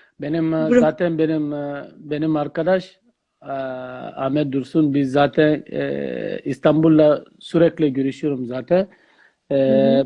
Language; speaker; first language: Turkish; non-native, learner; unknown